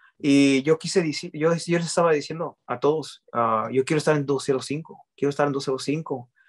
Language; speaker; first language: Spanish; early bilingual, heritage; Spanish